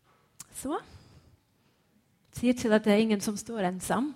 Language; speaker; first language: Swedish; non-native, fluent; English